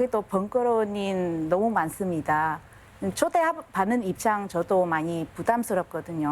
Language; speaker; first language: Korean; non-native, fluent; Vietnamese